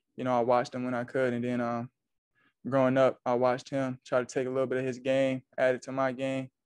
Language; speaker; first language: English; native; English